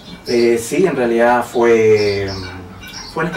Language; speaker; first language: Spanish; native; Spanish